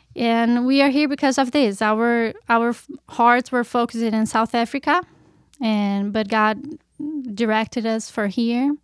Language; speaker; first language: English; non-native, fluent; Portuguese